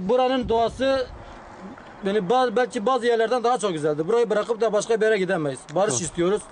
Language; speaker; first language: Turkish; non-native, local second language; Kurdish